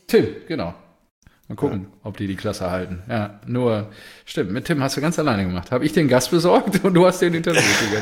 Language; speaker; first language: German; native; German